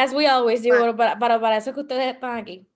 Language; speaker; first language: Spanish; early bilingual, heritage; Spanish